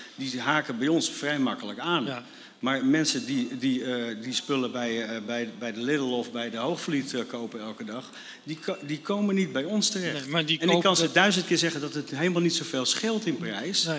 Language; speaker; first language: Dutch; native; Dutch